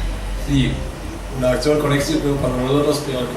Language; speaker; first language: Spanish; non-native, fluent; German